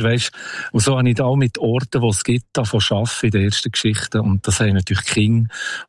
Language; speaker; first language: German; native; German